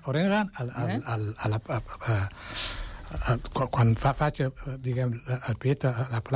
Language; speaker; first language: Catalan; non-native, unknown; Wolof